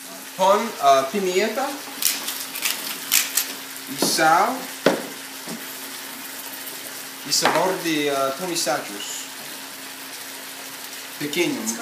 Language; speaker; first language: Spanish; non-native, learner; English